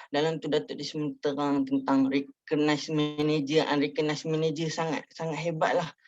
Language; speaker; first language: Malay; native; Malay